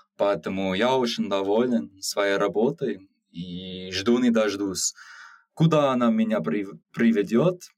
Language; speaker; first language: Russian; non-native, learner; English